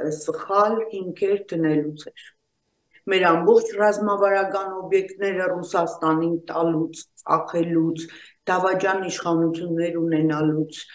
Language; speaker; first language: Armenian; native; Armenian